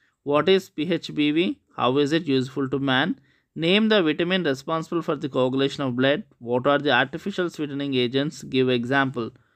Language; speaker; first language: English; non-native, local second language; Telugu